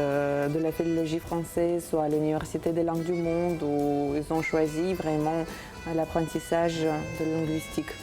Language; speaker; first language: French; non-native, fluent; Uzbek